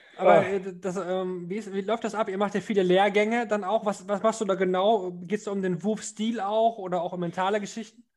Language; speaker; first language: German; native; German